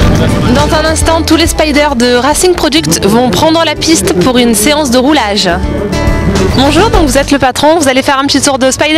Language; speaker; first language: French; native; French